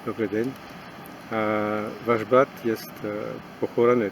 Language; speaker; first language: Ukrainian; non-native, learner; French